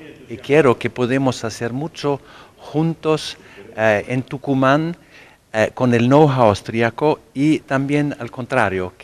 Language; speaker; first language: Spanish; non-native, fluent; German